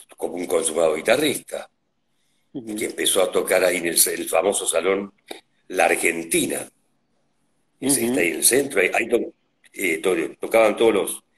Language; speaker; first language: Spanish; native; Spanish